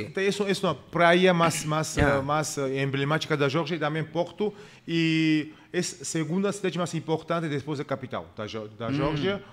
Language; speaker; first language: Portuguese; non-native, learner; Georgian